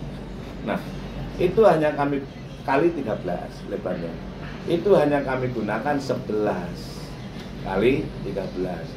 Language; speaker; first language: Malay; non-native, local second language; Javanese